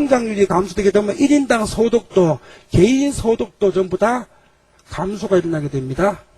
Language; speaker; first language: Korean; native; Korean